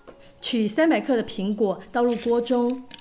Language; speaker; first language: Chinese; native; Chinese